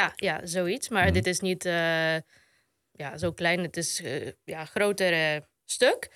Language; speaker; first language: Dutch; non-native, fluent; Polish